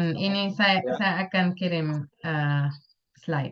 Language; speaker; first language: Indonesian; non-native, fluent; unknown